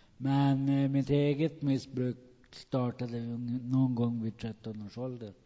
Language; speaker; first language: Swedish; native; Swedish